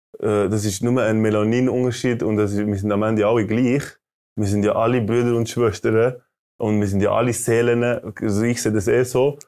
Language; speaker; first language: German; early bilingual, other home language; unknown